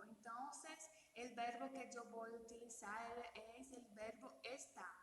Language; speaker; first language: Spanish; non-native, learner; Portuguese